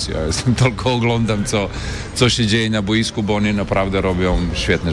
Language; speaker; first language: Polish; non-native, learner; Serbian